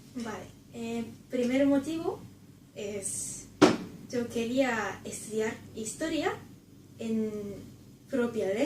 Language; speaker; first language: Spanish; non-native, learner; Japanese